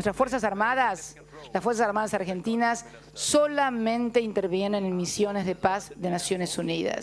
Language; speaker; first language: Spanish; native; Spanish